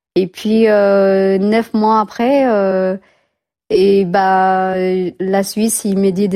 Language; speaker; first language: French; non-native, learner; Tigrinya